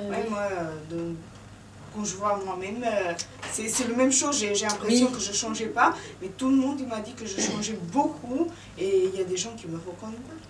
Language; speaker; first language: French; non-native, fluent; Serbian